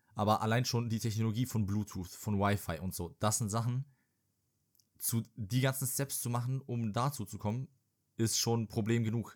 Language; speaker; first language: German; early bilingual, other home language; Serbian